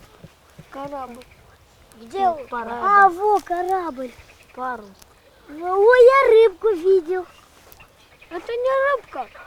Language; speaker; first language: Russian; non-native, local second language; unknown